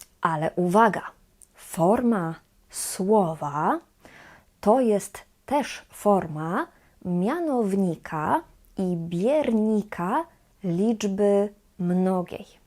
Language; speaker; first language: Polish; native; Polish